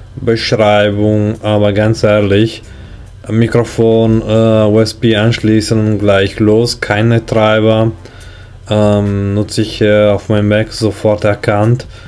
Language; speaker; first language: German; non-native, fluent; Italian